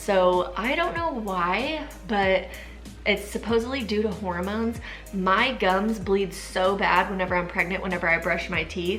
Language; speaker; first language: English; native; English